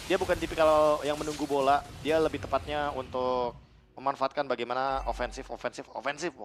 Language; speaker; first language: Indonesian; native; Indonesian